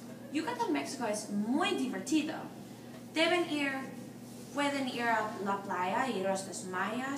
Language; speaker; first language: Spanish; non-native, learner; English